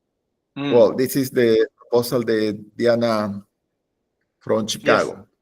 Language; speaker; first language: English; non-native, learner; Spanish